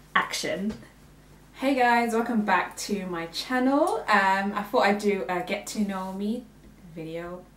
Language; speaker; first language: English; native; English